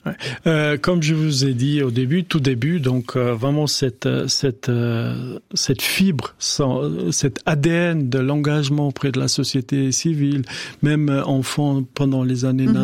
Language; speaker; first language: French; non-native, fluent; Albanian